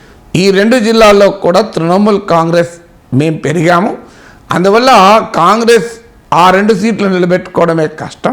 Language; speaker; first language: Telugu; native; Telugu